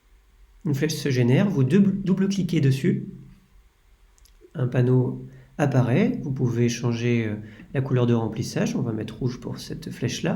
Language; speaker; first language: French; native; French